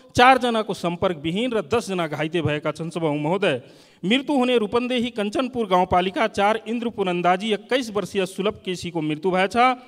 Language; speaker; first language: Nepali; non-native, local second language; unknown